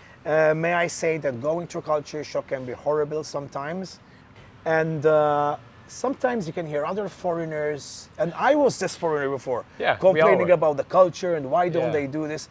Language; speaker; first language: English; non-native, local second language; Maltese